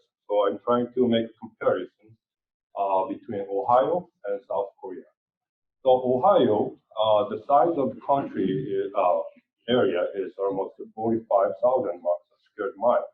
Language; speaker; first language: English; non-native, fluent; Korean